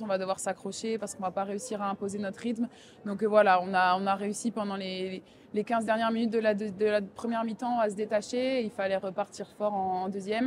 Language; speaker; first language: French; native; French